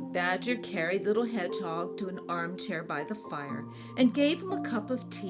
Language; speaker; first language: English; native; English